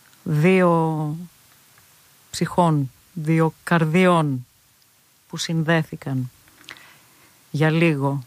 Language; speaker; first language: Greek; native; Greek